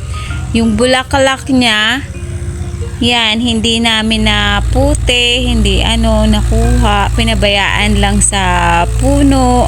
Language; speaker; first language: Filipino; native; Filipino